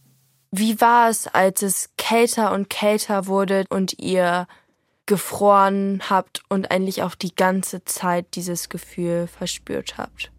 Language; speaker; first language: German; native; German